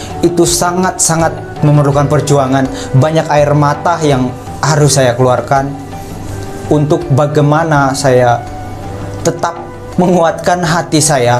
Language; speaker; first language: Indonesian; non-native, local second language; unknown